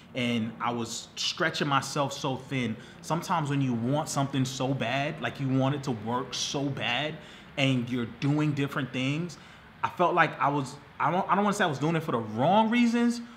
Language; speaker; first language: English; native; English